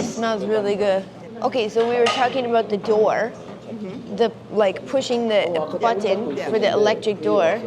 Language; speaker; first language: English; native; English